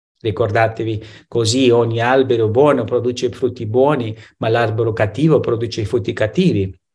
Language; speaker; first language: Italian; non-native, fluent; Spanish